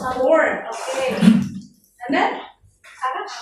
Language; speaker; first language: English; non-native, learner; Indonesian